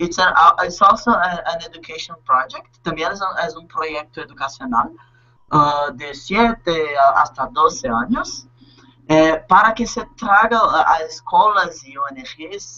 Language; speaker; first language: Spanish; non-native, learner; Portuguese